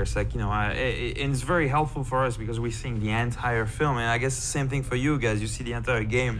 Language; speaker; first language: English; non-native, fluent; French